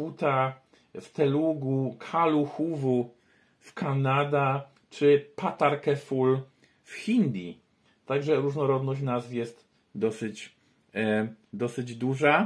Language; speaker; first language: Polish; native; Polish